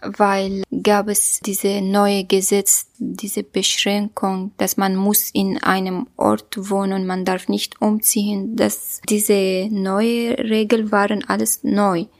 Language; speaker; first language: German; non-native, learner; Kurdish